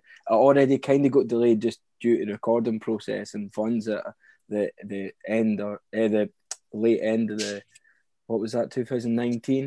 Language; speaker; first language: English; native; English